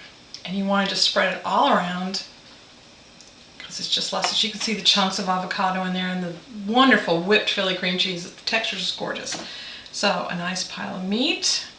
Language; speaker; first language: English; native; English